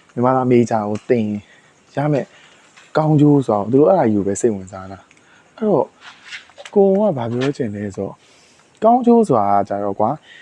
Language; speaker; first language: Burmese; native; Burmese